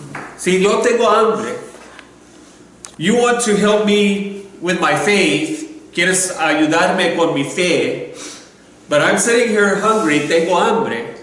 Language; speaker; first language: Spanish; non-native, learner; English